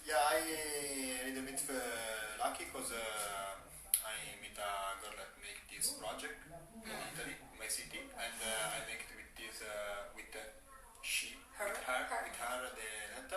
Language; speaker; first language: English; non-native, learner; Italian